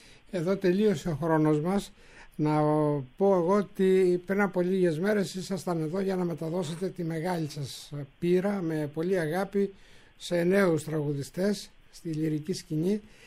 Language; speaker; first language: Greek; native; Greek